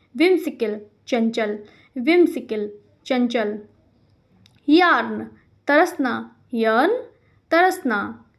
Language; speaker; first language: Hindi; native; Hindi